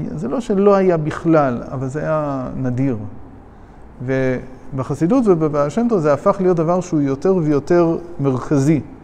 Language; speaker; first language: Hebrew; non-native, fluent; English